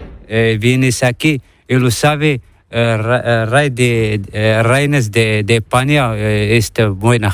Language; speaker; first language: Spanish; non-native, learner; Arabic